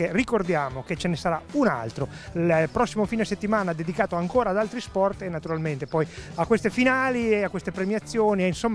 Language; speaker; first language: Italian; native; Italian